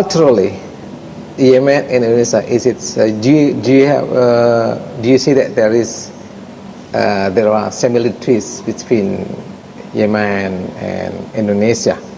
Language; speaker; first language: English; non-native, fluent; Indonesian